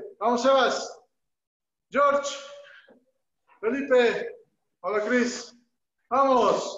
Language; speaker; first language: Spanish; native; Spanish